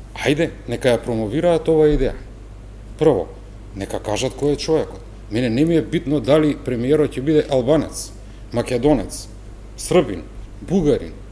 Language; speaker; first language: Macedonian; native; Macedonian